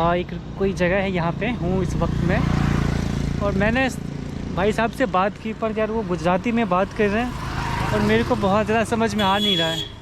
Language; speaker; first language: Hindi; native; Hindi